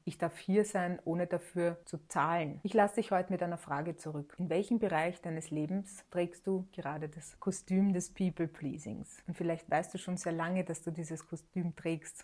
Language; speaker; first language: German; native; German